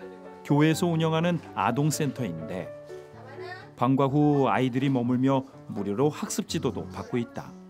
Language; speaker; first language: Korean; native; Korean